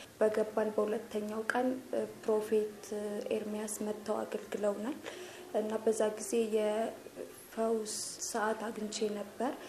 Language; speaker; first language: Amharic; native; Amharic